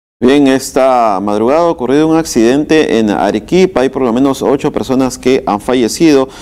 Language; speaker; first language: Spanish; native; Spanish